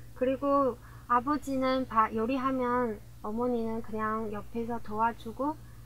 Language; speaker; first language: Korean; early bilingual, heritage; Korean